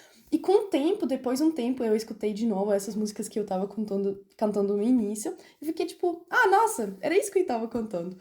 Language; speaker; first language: Portuguese; non-native, fluent; German